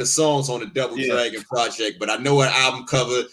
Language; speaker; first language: English; native; English